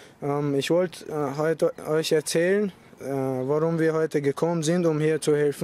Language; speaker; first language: German; early bilingual, other home language; Chechen